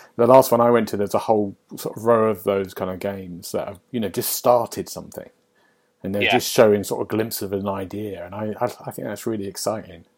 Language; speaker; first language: English; native; English